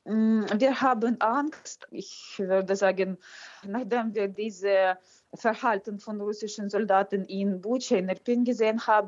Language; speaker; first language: German; non-native, fluent; Ukrainian